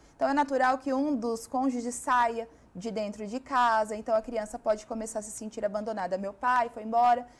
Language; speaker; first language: Portuguese; native; Portuguese